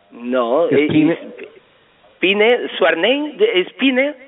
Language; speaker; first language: English; non-native, learner; Spanish